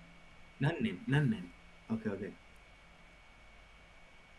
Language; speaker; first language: Japanese; non-native, learner; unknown